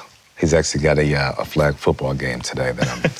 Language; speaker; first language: English; native; English